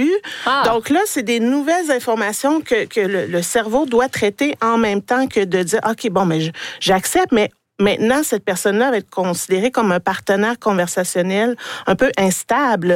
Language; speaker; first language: French; native; French